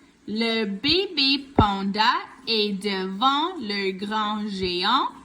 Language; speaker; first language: French; non-native, local second language; English